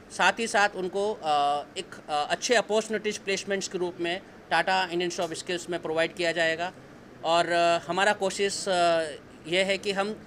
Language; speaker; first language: Hindi; native; Hindi